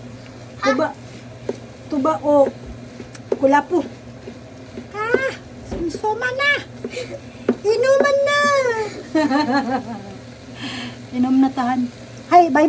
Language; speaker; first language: Japanese; non-native, learner; Cebuano